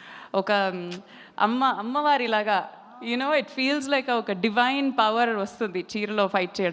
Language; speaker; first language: Telugu; non-native, fluent; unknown